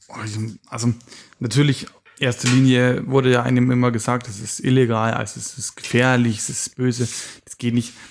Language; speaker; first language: German; native; German